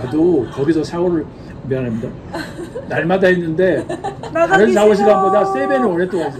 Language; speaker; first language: Korean; native; Korean